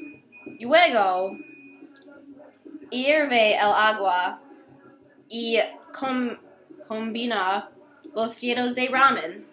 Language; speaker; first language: Spanish; non-native, learner; English